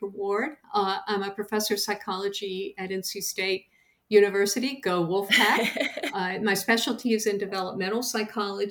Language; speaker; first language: English; native; English